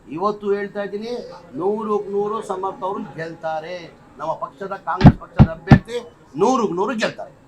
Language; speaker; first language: Kannada; non-native, local second language; Urdu